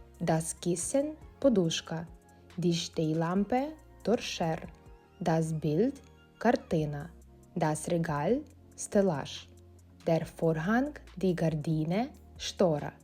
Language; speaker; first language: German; non-native, fluent; Ukrainian